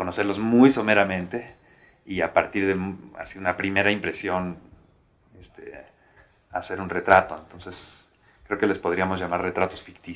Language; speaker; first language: Spanish; native; Spanish